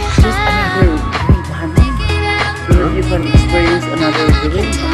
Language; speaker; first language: English; non-native, local second language; Cebuano